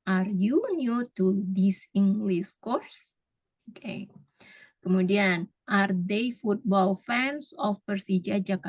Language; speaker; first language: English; non-native, fluent; Indonesian